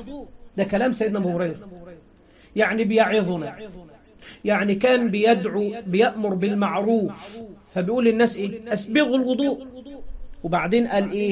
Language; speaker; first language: Arabic; native; Arabic